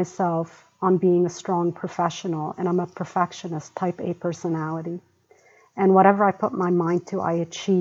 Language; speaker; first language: English; early bilingual, other home language; Arabic